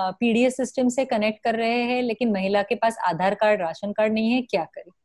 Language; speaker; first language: Hindi; non-native, local second language; Marathi